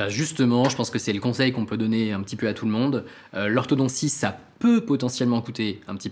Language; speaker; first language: French; native; French